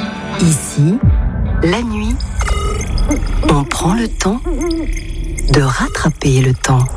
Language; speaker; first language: French; native; French